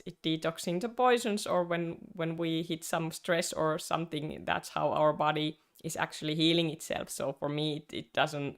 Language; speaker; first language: English; non-native, fluent; Finnish